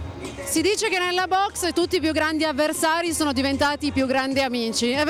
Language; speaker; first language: Italian; native; Italian